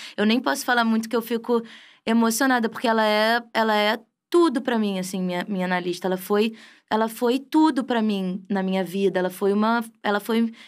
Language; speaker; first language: Portuguese; native; Portuguese